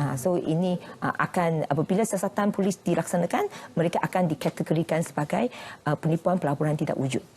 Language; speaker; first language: Malay; native; Malay